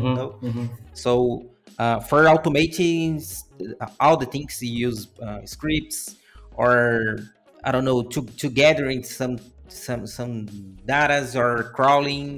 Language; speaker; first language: English; non-native, learner; Portuguese